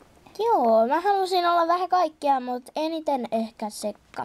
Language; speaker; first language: Finnish; native; Finnish